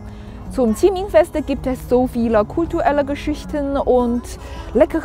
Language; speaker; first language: German; non-native, fluent; Chinese